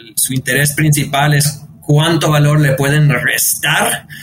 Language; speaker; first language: Spanish; early bilingual, heritage; Spanish